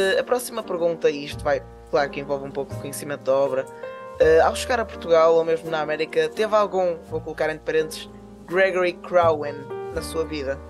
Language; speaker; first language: Portuguese; native; Portuguese